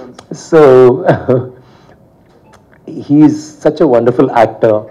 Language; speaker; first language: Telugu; non-native, fluent; Tamil